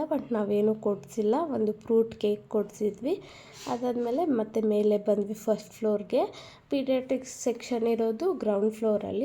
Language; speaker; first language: Kannada; native; Kannada